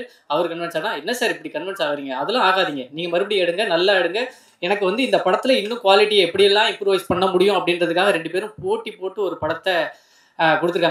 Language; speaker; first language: Tamil; native; Tamil